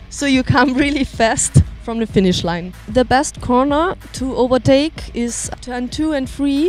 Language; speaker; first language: English; non-native, learner; German